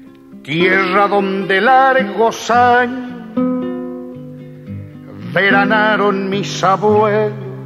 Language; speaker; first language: Spanish; native; Spanish